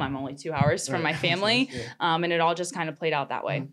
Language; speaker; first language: English; native; English